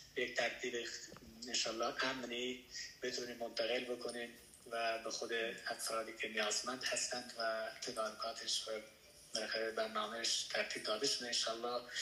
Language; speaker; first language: Persian; non-native, local second language; Baluchi